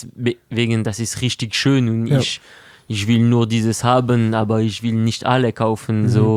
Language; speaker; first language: German; non-native, local second language; French